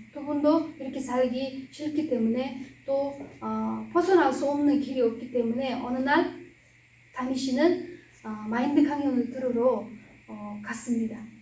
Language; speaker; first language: Korean; non-native, fluent; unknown